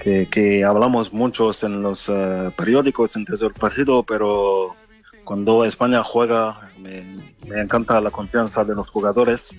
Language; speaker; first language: Spanish; non-native, fluent; French